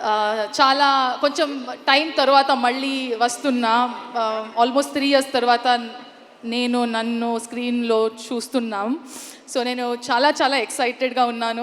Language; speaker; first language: Telugu; non-native, learner; Kannada